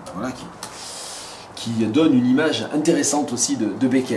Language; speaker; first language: French; native; French